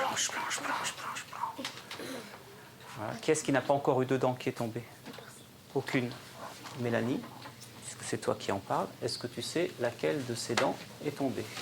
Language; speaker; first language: French; native; French